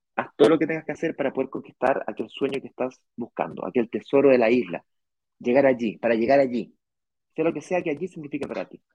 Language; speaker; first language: Spanish; native; Spanish